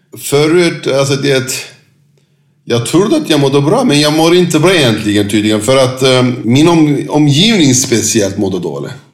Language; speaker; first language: Swedish; non-native, fluent; Turkish